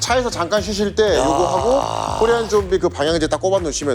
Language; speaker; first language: Korean; native; Korean